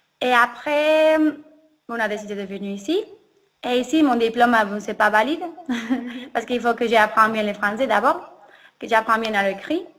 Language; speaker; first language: French; non-native, learner; Spanish